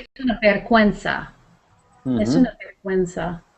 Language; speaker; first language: Spanish; non-native, learner; English